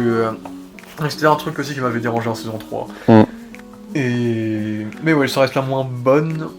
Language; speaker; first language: French; native; French